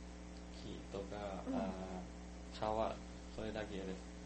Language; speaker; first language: Japanese; non-native, learner; Thai